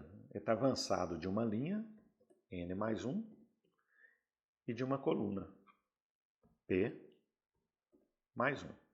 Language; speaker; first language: Portuguese; native; Portuguese